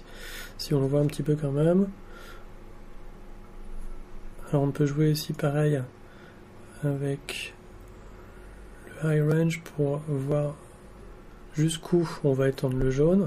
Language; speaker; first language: French; native; French